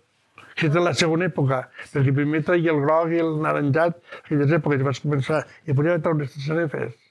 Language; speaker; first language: Catalan; native; Catalan